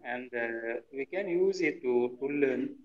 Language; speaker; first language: English; non-native, learner; French